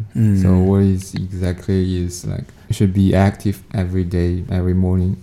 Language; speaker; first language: English; non-native, learner; Chinese